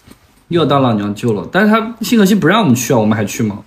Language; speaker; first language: Chinese; native; Chinese